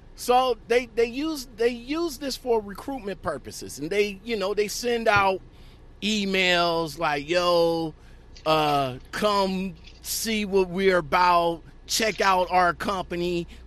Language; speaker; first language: English; native; English